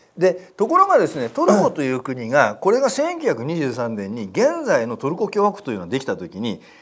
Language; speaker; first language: Japanese; native; Japanese